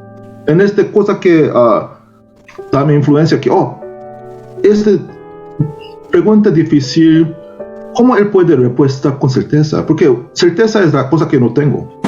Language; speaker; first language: Spanish; non-native, learner; Korean